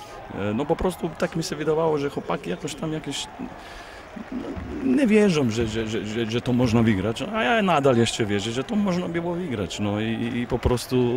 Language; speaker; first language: Polish; non-native, fluent; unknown